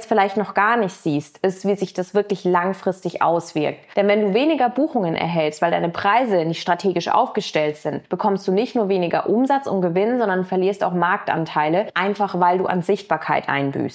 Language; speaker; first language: German; native; German